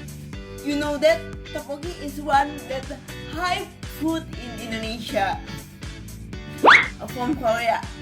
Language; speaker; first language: English; non-native, learner; Indonesian